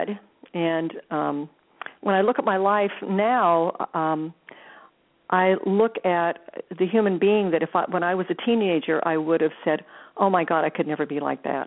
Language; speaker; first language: English; native; English